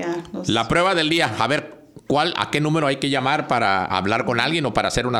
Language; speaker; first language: Spanish; native; Spanish